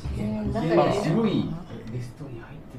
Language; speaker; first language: Japanese; native; Japanese